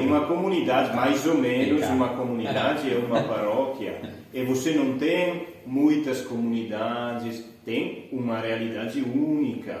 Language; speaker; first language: Portuguese; non-native, fluent; Italian